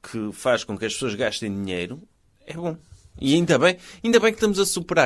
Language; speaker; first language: Portuguese; native; Portuguese